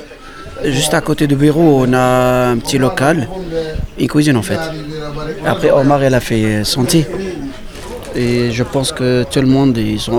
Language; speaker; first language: French; non-native, learner; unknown